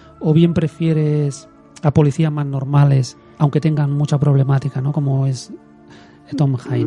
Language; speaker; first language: Spanish; native; Spanish